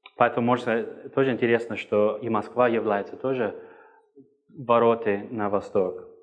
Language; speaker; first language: Russian; non-native, fluent; English